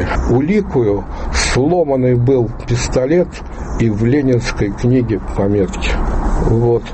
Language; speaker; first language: Russian; native; Russian